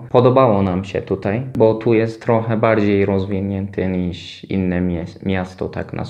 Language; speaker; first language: Polish; non-native, fluent; Turkish